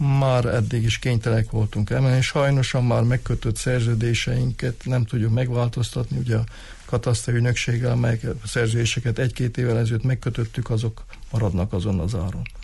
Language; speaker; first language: Hungarian; native; Hungarian